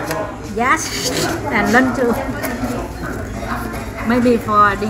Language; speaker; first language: English; non-native, learner; Vietnamese